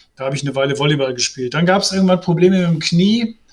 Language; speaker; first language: German; native; German